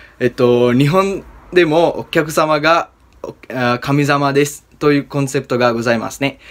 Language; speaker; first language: Japanese; non-native, fluent; Sinhala